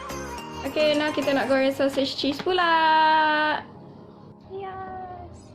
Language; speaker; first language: Malay; native; Malay